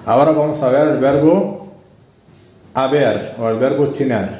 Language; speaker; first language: Spanish; non-native, fluent; Arabic